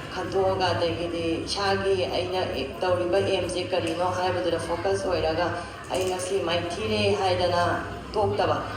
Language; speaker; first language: Manipuri; native; Manipuri